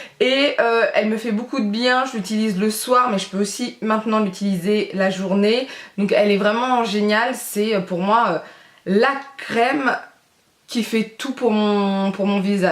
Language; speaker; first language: French; native; French